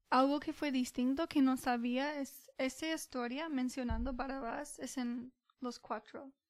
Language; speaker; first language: Spanish; early bilingual, heritage; Spanish